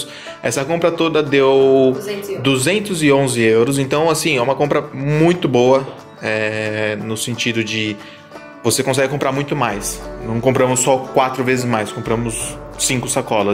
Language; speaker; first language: Portuguese; native; Portuguese